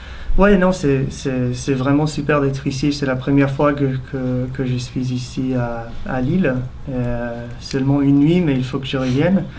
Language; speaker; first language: French; non-native, fluent; English